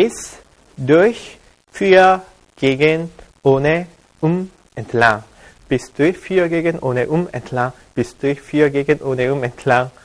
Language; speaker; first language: German; non-native, fluent; Korean